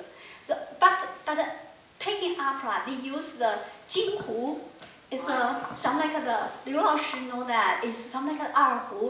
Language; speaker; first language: English; non-native, learner; Chinese